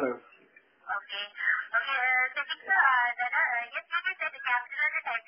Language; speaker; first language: English; non-native, local second language; Malayalam